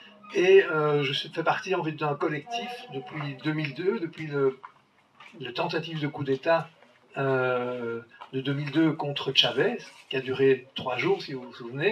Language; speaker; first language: French; native; French